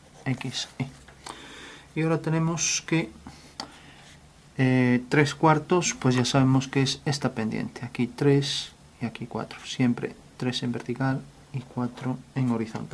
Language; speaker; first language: Spanish; native; Spanish